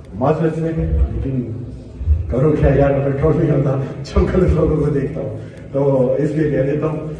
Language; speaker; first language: Urdu; early bilingual, heritage; Urdu